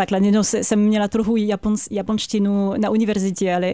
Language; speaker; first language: Czech; non-native, fluent; French